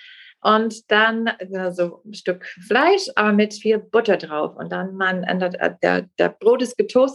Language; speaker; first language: German; non-native, fluent; English